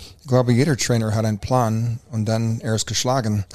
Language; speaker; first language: German; non-native, fluent; English